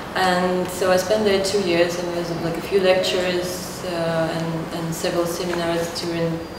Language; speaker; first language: English; non-native, fluent; Russian